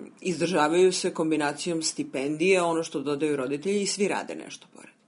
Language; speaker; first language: Serbian; native; Serbian